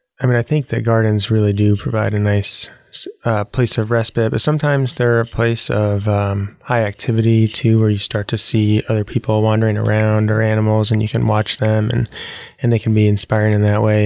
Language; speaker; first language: English; native; English